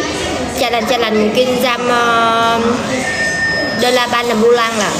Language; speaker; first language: Indonesian; non-native, learner; Vietnamese